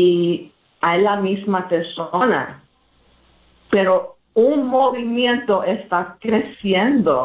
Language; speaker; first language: Spanish; early bilingual, heritage; English